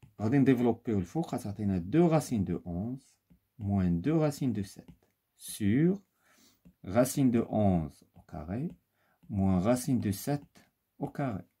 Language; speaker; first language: French; non-native, local second language; Arabic